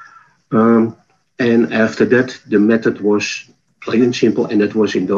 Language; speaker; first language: English; non-native, fluent; Dutch